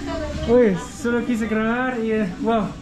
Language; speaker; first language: Spanish; non-native, learner; German